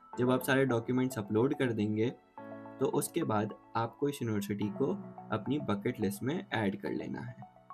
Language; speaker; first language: Urdu; native; Urdu